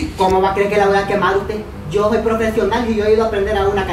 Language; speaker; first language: Spanish; native; Spanish